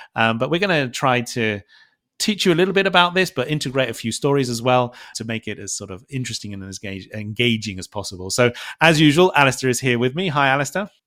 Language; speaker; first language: English; native; English